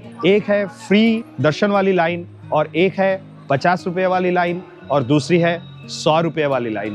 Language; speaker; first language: Hindi; non-native, local second language; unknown